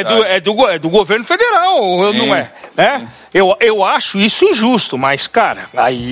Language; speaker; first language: Portuguese; native; Portuguese